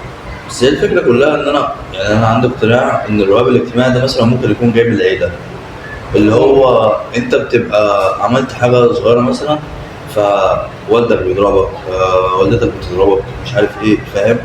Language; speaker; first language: Arabic; native; Arabic